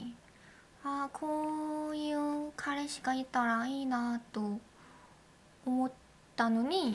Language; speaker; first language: Japanese; non-native, learner; Korean